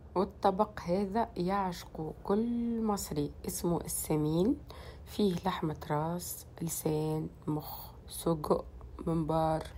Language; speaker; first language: Arabic; native; Arabic